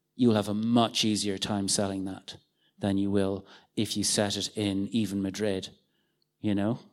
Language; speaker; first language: English; native; English